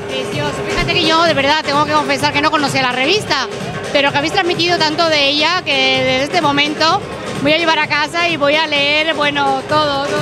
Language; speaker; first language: Spanish; native; Spanish